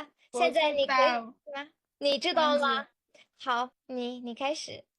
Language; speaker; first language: Chinese; non-native, fluent; Georgian